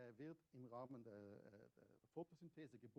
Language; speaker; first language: German; native; German